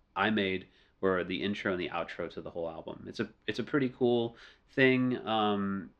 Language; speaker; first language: English; native; English